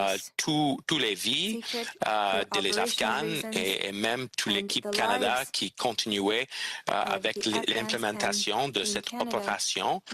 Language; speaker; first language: French; non-native, local second language; English